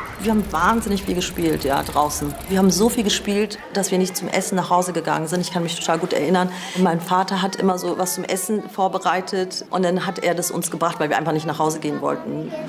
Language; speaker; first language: German; native; German